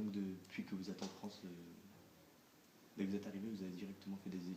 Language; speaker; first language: French; native; French